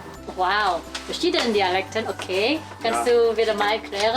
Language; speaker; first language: German; non-native, learner; Indonesian